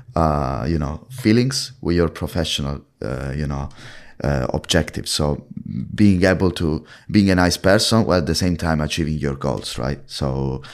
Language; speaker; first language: English; non-native, fluent; Italian